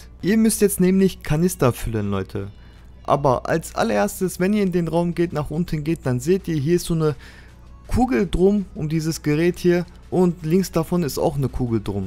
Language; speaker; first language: German; native; German